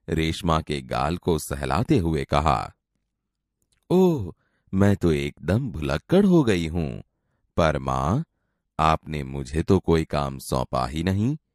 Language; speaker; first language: Hindi; non-native, local second language; Gujarati